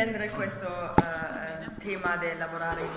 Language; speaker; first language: Italian; non-native, learner; German